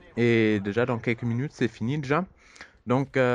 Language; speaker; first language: French; non-native, fluent; German